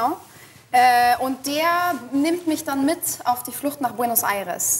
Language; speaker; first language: German; native; German